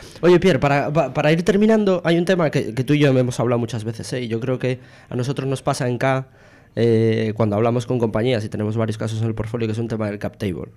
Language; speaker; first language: Spanish; native; Spanish